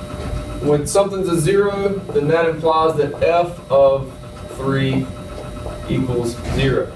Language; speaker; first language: English; native; English